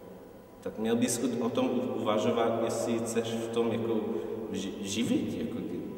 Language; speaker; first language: Czech; non-native, fluent; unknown